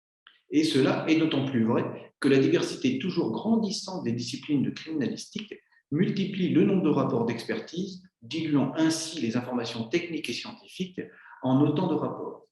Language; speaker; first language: French; native; French